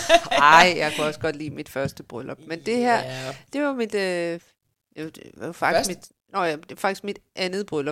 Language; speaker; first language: Danish; native; Danish